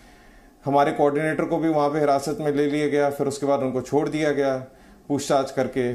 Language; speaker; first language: Hindi; native; Hindi